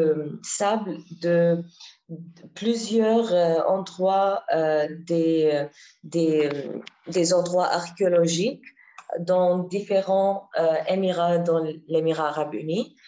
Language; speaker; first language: French; non-native, learner; Arabic